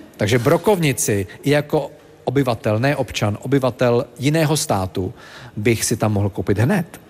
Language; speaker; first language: Czech; native; Czech